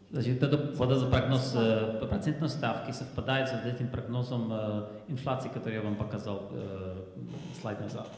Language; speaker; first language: Russian; non-native, fluent; Czech